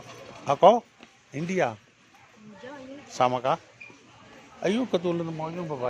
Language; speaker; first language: Filipino; non-native, learner; Punjabi